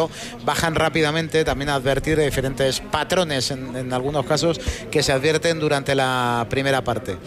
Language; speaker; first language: Spanish; native; Spanish